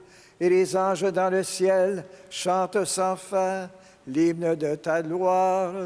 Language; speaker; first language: French; native; French